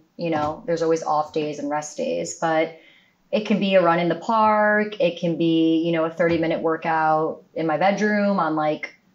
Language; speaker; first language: English; native; English